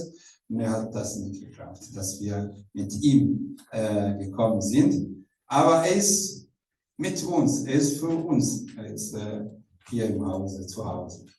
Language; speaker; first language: German; non-native, fluent; Rundi